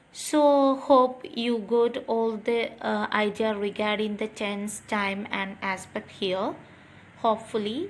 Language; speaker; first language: English; non-native, local second language; Malayalam